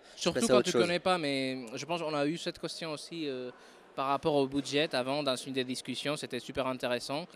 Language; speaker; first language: French; non-native, fluent; Spanish